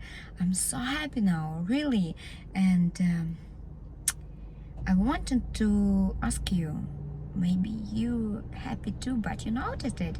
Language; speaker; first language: English; non-native, learner; Russian